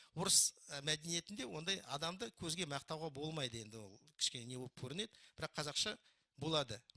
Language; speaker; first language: Kazakh; non-native, local second language; Russian